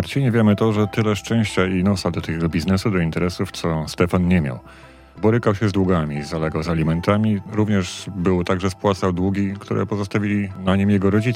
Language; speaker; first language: Polish; native; Polish